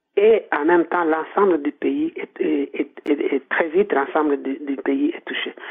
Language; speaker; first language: French; non-native, local second language; Kinyarwanda